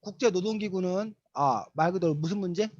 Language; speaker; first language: Korean; native; Korean